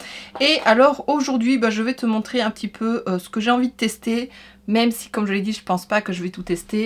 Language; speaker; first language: French; native; French